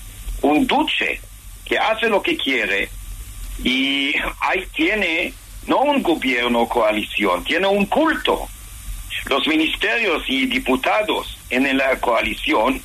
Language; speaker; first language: Spanish; non-native, fluent; Hebrew